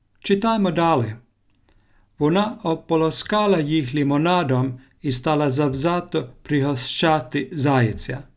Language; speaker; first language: Ukrainian; non-native, learner; Finnish